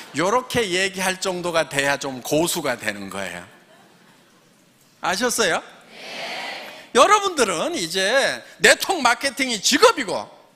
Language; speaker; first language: Korean; native; Korean